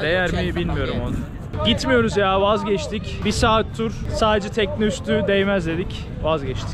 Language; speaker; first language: Turkish; native; Turkish